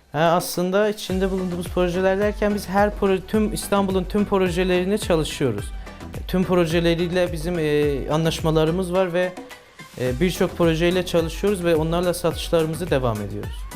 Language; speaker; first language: Turkish; non-native, fluent; Persian